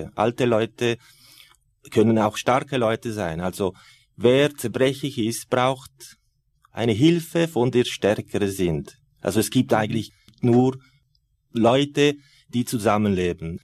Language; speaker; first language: German; non-native, fluent; Italian